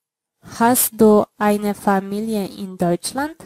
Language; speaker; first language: German; non-native, fluent; Polish